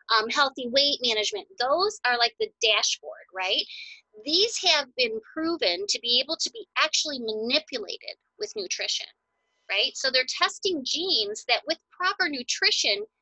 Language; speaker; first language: English; native; English